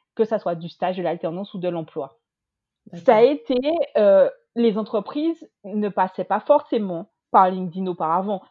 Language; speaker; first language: French; native; French